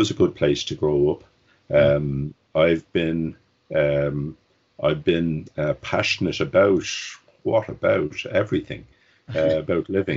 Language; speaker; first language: English; native; English